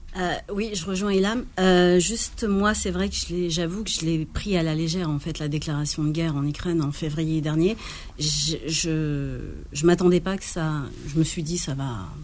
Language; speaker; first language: French; early bilingual, other home language; Arabic